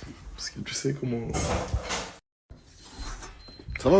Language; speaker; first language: French; native; French